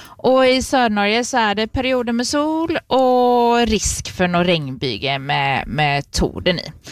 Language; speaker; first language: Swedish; native; Swedish